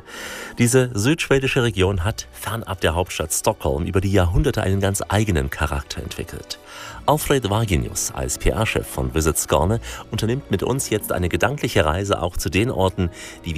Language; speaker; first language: German; native; German